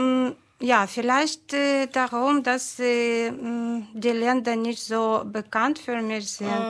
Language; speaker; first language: German; non-native, fluent; Ukrainian